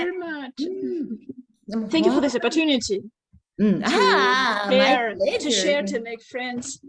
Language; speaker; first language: English; non-native, fluent; Russian